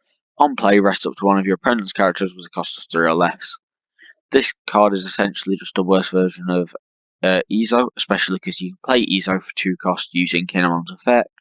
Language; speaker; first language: English; native; English